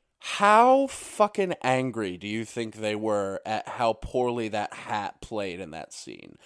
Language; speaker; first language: English; native; English